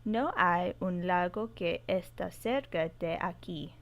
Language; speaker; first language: Spanish; non-native, learner; English